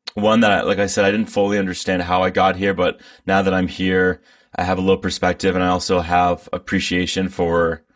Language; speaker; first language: English; native; English